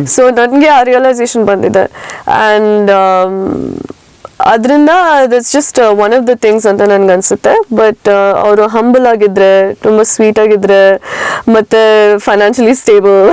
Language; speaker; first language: Kannada; early bilingual, heritage; Kannada